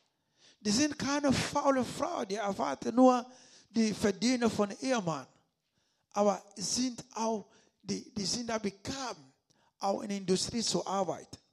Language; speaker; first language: German; non-native, learner; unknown